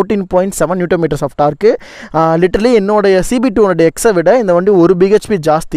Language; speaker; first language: Tamil; native; Tamil